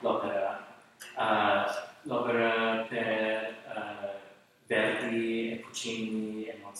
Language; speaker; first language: Italian; non-native, learner; English